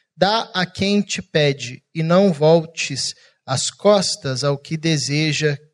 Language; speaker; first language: Portuguese; native; Portuguese